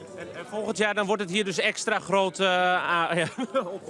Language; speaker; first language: Dutch; non-native, local second language; Western Frisian